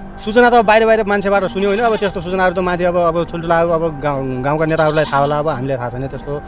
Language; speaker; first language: Nepali; native; Nepali